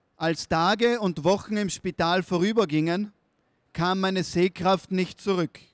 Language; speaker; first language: German; native; German